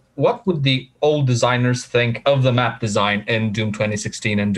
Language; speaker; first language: English; non-native, fluent; Romanian